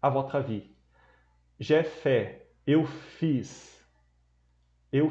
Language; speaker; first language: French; non-native, fluent; Portuguese